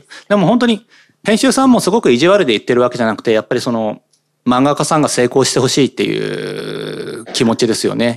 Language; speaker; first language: Japanese; native; Japanese